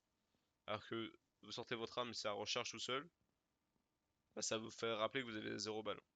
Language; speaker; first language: French; native; French